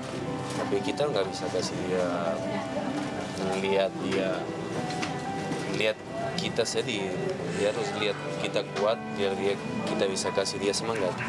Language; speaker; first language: Indonesian; non-native, fluent; Spanish